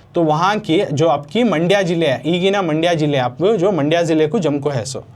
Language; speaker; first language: Hindi; non-native, local second language; Kannada